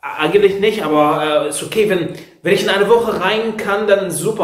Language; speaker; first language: German; non-native, fluent; Arabic